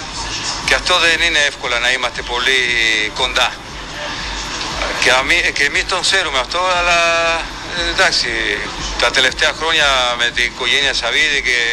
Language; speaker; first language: Greek; non-native, fluent; Spanish